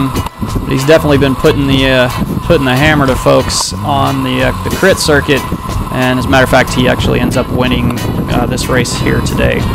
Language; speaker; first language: English; native; English